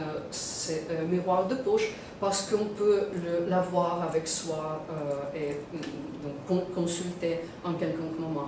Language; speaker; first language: French; non-native, fluent; Russian